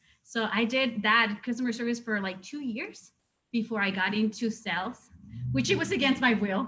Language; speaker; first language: English; non-native, fluent; Spanish